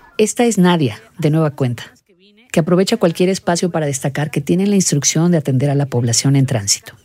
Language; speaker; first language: Spanish; native; Spanish